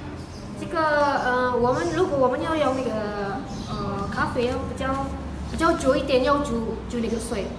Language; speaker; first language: Chinese; non-native, learner; Indonesian